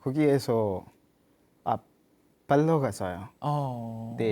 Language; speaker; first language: Korean; non-native, learner; Swahili